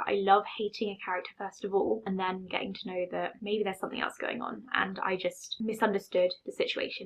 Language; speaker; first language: English; native; English